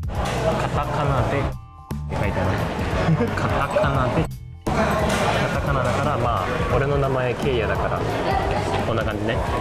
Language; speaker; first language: Japanese; native; Japanese